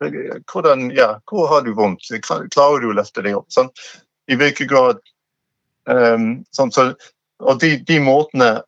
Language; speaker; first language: Norwegian; non-native, fluent; English